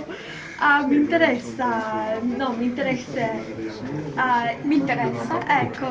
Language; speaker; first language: Italian; non-native, learner; English